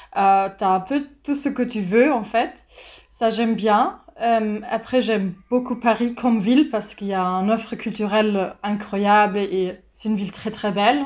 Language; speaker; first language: French; non-native, fluent; German